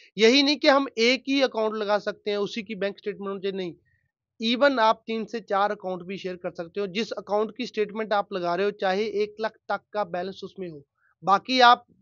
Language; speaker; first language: Hindi; non-native, local second language; Punjabi